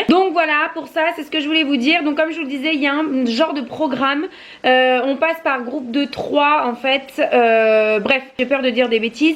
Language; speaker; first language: French; native; French